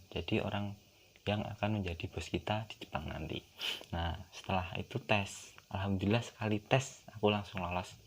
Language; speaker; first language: Indonesian; non-native, local second language; Javanese